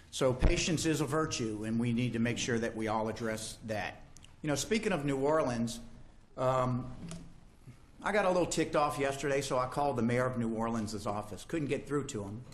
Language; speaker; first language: English; native; English